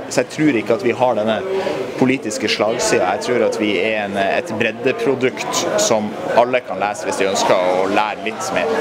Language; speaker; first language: Norwegian; native; Norwegian